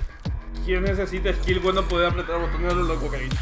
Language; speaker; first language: Spanish; native; Spanish